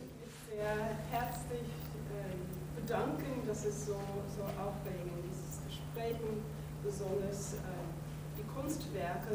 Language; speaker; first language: German; non-native, fluent; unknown